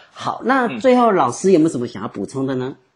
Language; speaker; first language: Chinese; native; Chinese